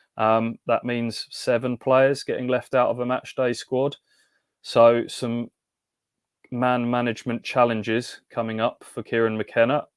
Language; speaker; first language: English; native; English